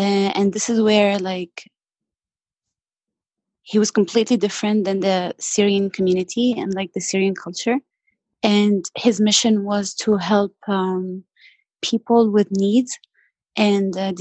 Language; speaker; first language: English; non-native, fluent; Arabic